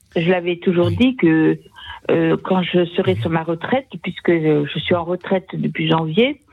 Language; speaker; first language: French; native; French